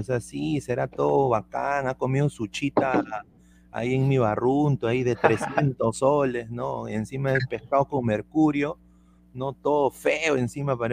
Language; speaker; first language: Spanish; native; Spanish